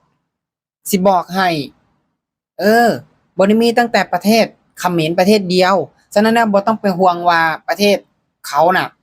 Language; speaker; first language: Thai; non-native, local second language; Lao